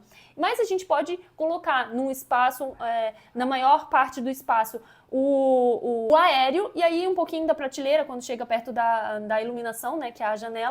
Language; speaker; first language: Portuguese; native; Portuguese